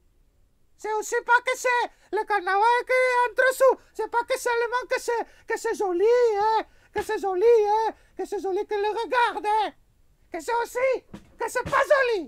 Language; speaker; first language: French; non-native, learner; Spanish